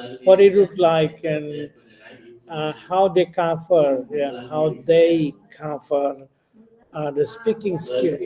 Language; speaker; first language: English; non-native, local second language; Indonesian